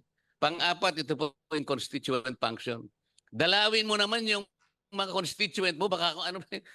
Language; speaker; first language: Filipino; native; Filipino